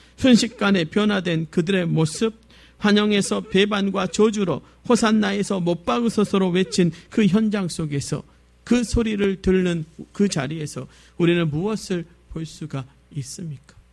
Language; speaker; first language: Korean; native; Korean